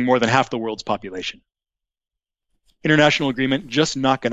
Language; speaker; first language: English; native; English